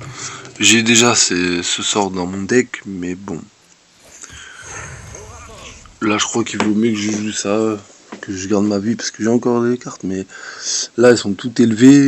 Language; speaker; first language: French; native; French